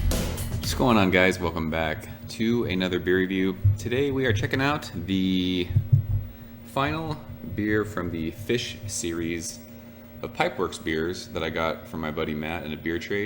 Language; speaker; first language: English; native; English